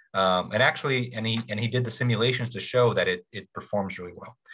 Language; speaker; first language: English; native; English